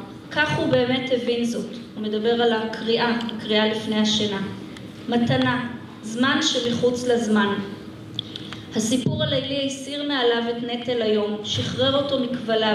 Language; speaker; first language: Hebrew; native; Hebrew